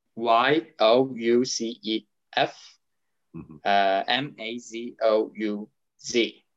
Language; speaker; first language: English; non-native, fluent; Arabic